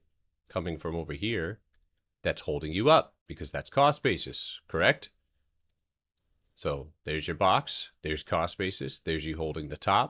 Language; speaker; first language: English; native; English